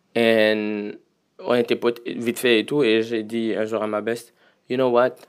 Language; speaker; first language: French; non-native, local second language; Wolof